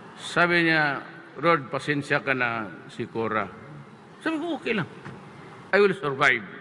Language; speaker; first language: Filipino; non-native, local second language; Cebuano